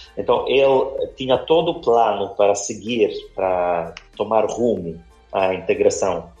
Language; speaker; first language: Portuguese; non-native, fluent; Ukrainian